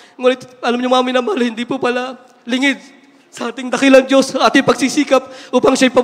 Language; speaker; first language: Filipino; native; Filipino